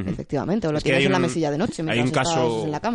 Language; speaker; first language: Spanish; native; Spanish